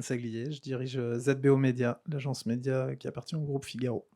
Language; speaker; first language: French; native; French